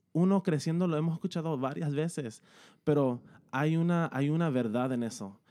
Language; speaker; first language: Spanish; early bilingual, heritage; Spanish